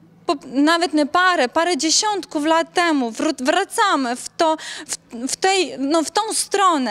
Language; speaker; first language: Polish; non-native, learner; Ukrainian